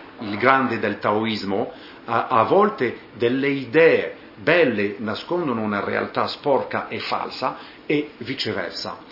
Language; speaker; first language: Italian; non-native, fluent; French